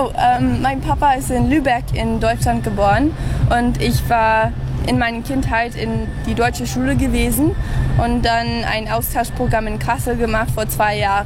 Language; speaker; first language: German; early bilingual, heritage; English